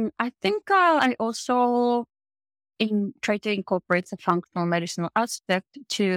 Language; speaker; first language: English; non-native, fluent; Japanese